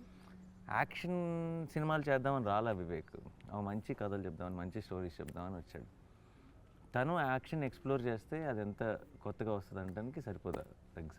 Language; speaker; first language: Telugu; native; Telugu